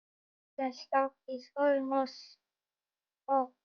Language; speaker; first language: English; non-native, learner; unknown